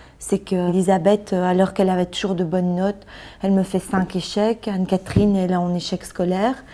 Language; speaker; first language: French; native; French